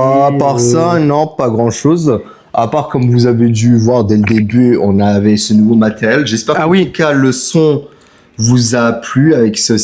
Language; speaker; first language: French; native; French